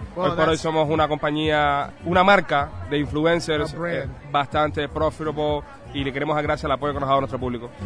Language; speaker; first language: Spanish; native; Spanish